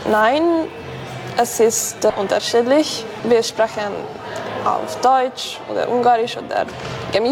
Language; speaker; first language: German; non-native, local second language; Hungarian